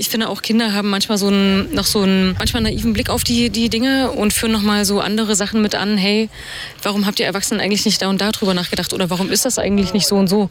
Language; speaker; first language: German; native; German